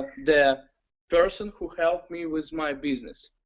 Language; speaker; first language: English; non-native, learner; Ukrainian